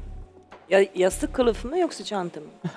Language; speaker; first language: Turkish; native; Turkish